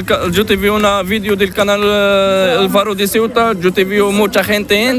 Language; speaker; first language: Spanish; non-native, learner; Arabic